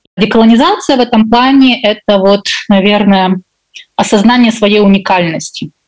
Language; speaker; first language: Russian; native; Russian